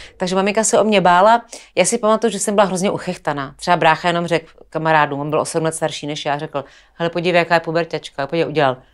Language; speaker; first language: Czech; native; Czech